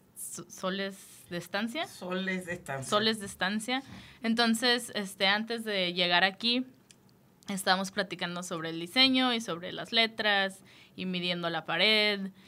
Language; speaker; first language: Spanish; native; Spanish